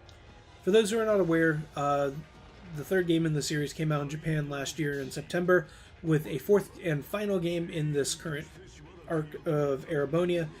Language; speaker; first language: English; native; English